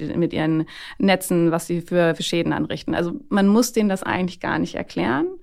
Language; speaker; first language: German; native; German